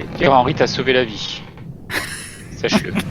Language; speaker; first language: French; native; French